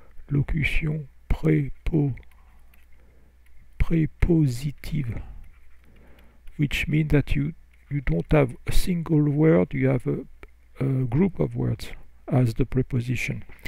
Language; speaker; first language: English; non-native, fluent; French